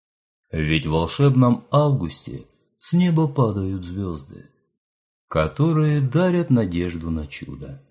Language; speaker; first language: Russian; native; Russian